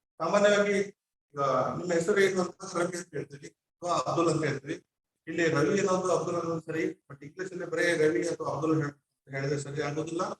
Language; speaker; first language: Kannada; non-native, local second language; Urdu